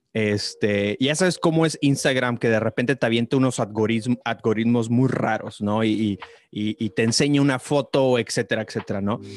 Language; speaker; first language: Spanish; native; Spanish